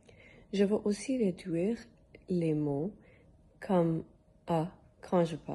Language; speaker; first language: French; non-native, learner; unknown